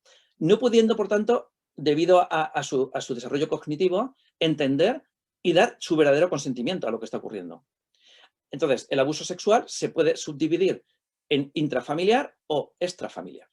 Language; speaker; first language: Spanish; native; Spanish